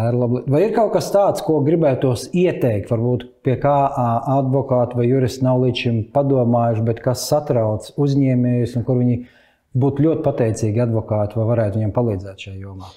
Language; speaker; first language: Latvian; native; Latvian